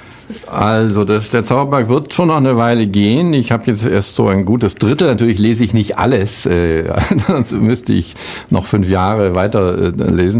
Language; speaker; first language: German; native; German